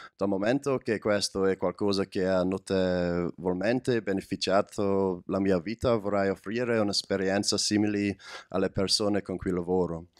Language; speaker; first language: Italian; non-native, learner; English